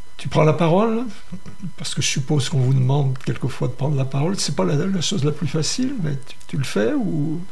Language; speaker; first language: French; native; French